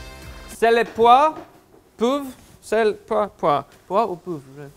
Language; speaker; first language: French; non-native, learner; English